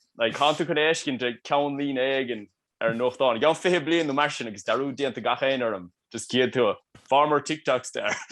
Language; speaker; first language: Irish; native; Irish